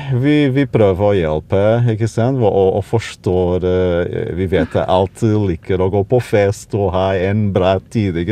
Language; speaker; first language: Norwegian; non-native, learner; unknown